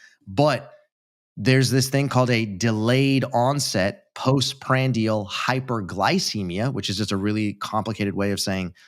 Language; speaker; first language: English; native; English